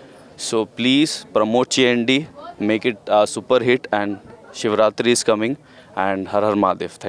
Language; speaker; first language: Telugu; non-native, learner; Hindi